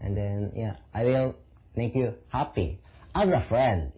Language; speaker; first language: English; non-native, learner; Japanese